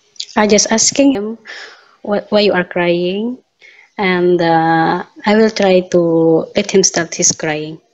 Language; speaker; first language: English; non-native, learner; Filipino